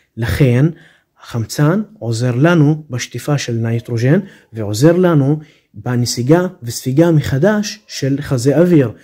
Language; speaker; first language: Hebrew; non-native, local second language; Arabic